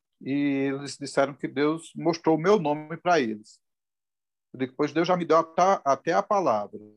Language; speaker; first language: Portuguese; native; Portuguese